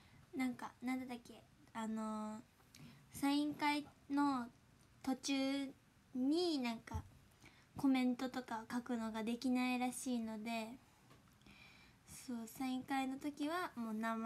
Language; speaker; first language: Japanese; native; Japanese